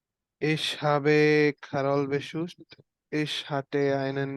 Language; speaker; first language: German; non-native, learner; Malayalam